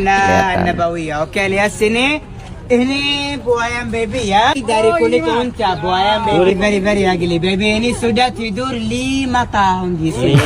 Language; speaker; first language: Indonesian; non-native, learner; Arabic